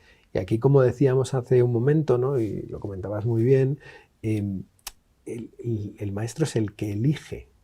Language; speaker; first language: Spanish; native; Spanish